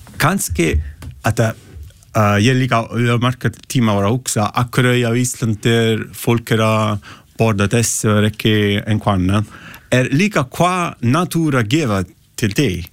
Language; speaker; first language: Icelandic; non-native, learner; Italian